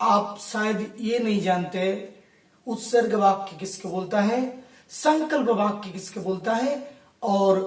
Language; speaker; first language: Hindi; non-native, local second language; Bangla